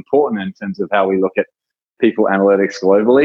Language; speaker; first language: English; native; English